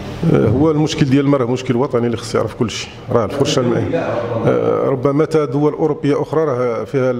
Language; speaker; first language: Arabic; native; Arabic